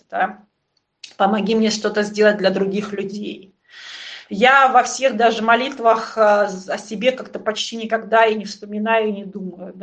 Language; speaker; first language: Russian; native; Russian